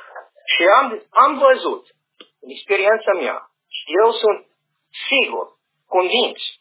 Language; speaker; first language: Romanian; non-native, learner; English